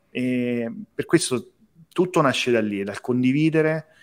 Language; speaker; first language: Italian; native; Italian